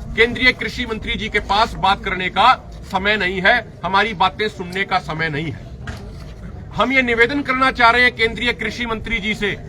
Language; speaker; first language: Hindi; non-native, local second language; Punjabi